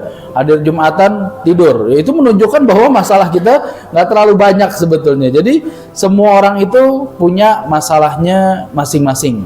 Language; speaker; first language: Indonesian; native; Indonesian